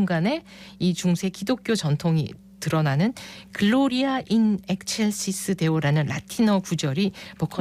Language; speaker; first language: Korean; native; Korean